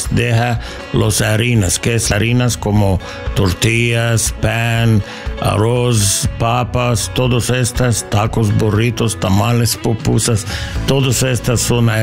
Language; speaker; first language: Spanish; non-native, learner; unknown